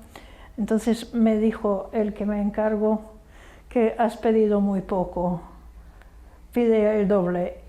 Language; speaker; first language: Spanish; non-native, fluent; Hungarian